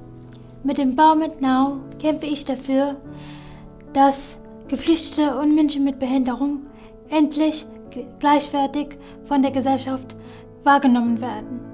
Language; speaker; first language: German; non-native, fluent; Kurdish